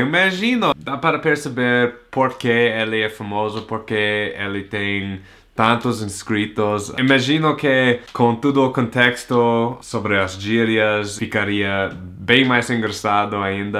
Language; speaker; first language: Portuguese; non-native, learner; English